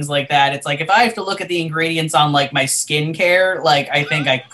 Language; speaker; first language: English; native; English